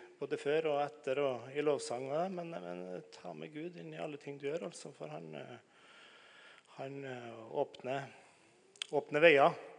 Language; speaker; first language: Norwegian; native; Norwegian